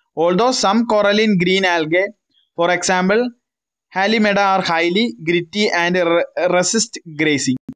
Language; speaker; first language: English; non-native, local second language; Malayalam